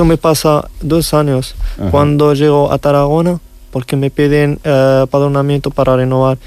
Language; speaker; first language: Spanish; non-native, learner; Riffian